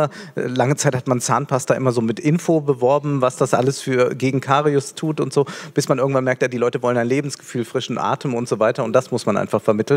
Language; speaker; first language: German; native; German